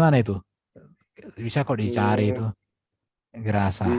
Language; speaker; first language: Indonesian; native; Indonesian